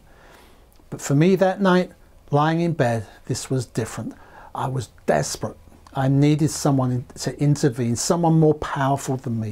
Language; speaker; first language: English; native; English